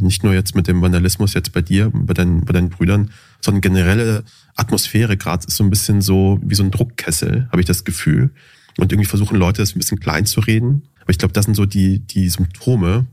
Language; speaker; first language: German; early bilingual, other home language; Persian